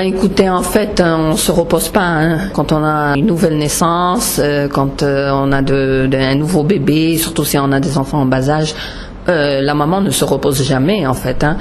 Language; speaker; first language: French; non-native, local second language; Arabic